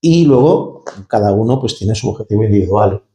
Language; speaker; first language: Spanish; native; Spanish